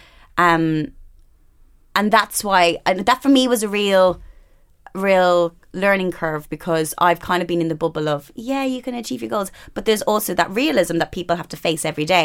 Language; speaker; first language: English; native; English